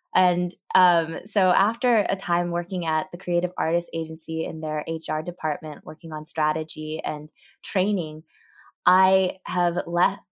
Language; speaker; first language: English; early bilingual, other home language; Japanese